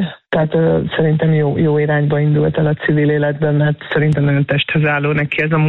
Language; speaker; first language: Hungarian; native; Hungarian